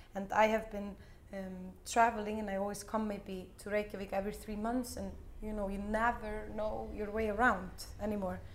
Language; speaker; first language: English; non-native, fluent; Icelandic